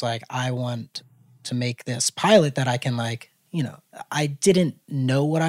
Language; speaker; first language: English; native; English